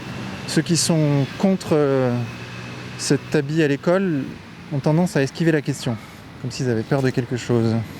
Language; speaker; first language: French; native; French